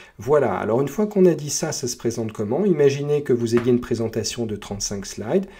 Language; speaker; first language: French; native; French